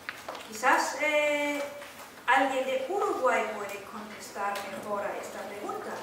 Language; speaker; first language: Spanish; non-native, fluent; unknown